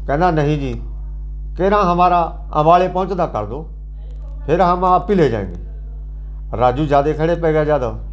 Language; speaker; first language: Hindi; non-native, local second language; Punjabi